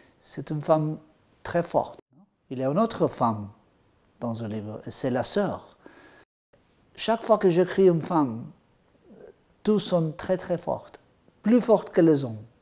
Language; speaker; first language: French; non-native, learner; Spanish